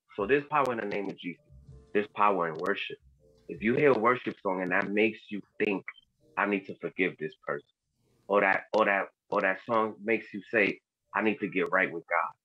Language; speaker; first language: English; early bilingual, other home language; Spanish